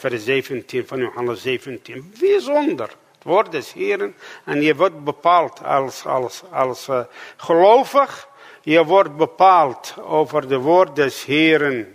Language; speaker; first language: Dutch; non-native, fluent; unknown